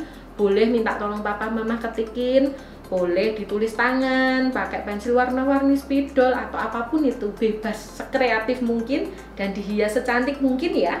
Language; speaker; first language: Indonesian; native; Indonesian